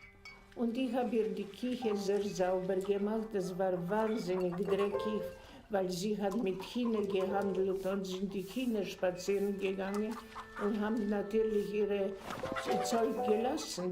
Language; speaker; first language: German; non-native, fluent; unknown